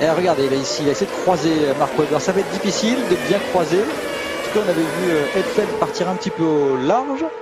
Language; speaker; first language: French; native; French